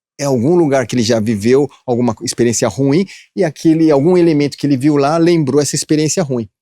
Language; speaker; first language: Portuguese; early bilingual, other home language; Japanese